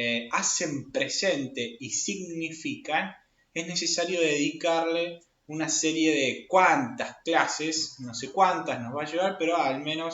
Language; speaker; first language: Spanish; native; Spanish